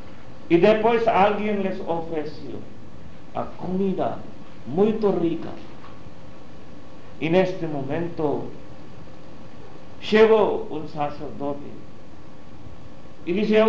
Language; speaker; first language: Portuguese; non-native, learner; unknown